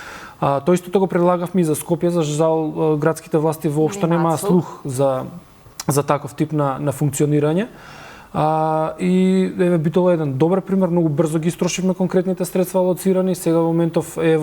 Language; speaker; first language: Macedonian; native; Macedonian